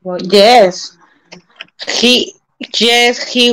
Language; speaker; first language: English; non-native, learner; Spanish